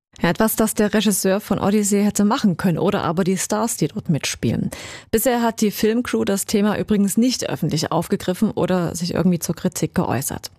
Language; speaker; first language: German; native; German